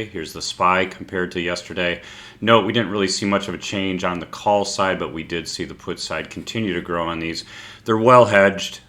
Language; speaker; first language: English; native; English